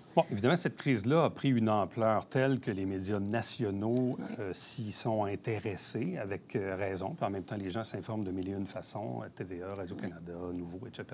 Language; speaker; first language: French; native; French